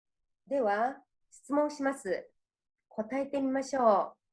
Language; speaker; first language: Japanese; non-native, fluent; Korean